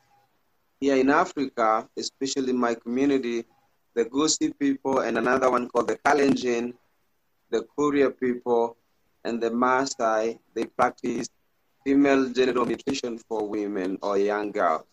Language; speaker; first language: English; non-native, local second language; Gusii